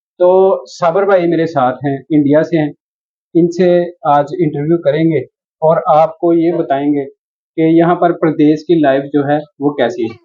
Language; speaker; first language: Urdu; non-native, local second language; Punjabi